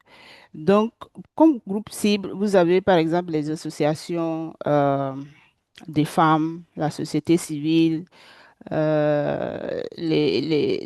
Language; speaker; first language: French; non-native, local second language; Susu